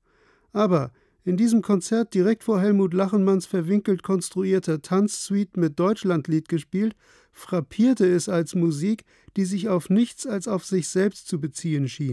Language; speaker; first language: German; native; German